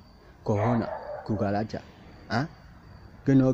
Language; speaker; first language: Spanish; non-native, learner; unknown